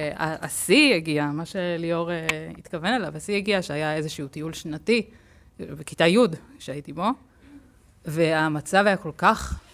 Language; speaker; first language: Hebrew; native; Hebrew